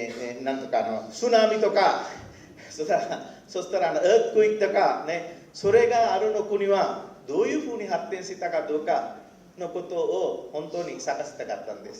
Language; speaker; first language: Japanese; non-native, fluent; Sinhala